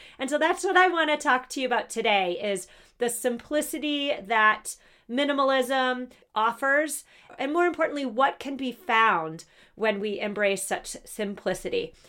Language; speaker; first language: English; native; English